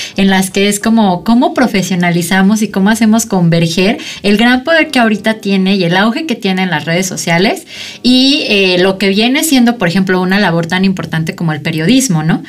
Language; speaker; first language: Spanish; native; Spanish